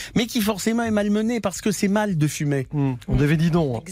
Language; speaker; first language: French; native; French